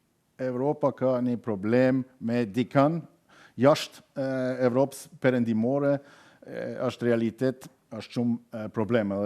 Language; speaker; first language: Albanian; non-native, learner; German